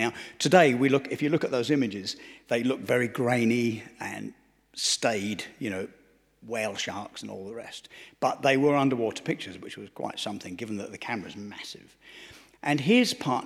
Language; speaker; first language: English; native; English